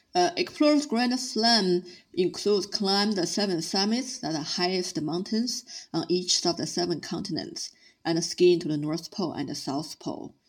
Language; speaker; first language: English; non-native, fluent; Chinese